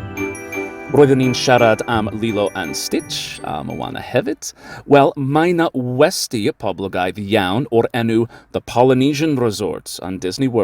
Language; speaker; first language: Welsh; non-native, learner; English